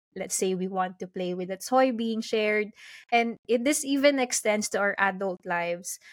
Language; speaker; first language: English; non-native, local second language; Filipino